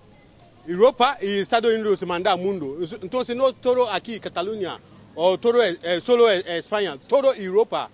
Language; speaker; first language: Spanish; non-native, learner; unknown